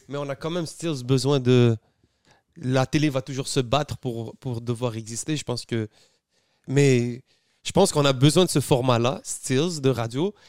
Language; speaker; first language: French; early bilingual, other home language; Arabic